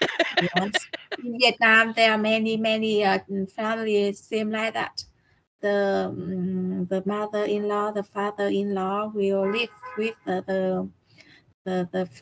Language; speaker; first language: English; non-native, learner; Vietnamese